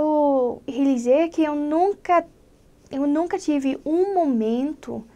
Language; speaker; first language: Portuguese; non-native, fluent; English